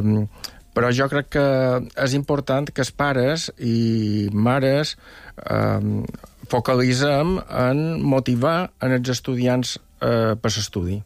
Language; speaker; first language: Catalan; native; Catalan